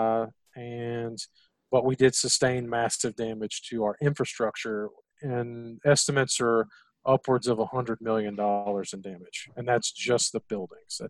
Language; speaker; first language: English; native; English